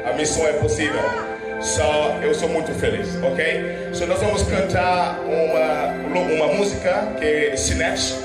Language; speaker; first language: Portuguese; non-native, learner; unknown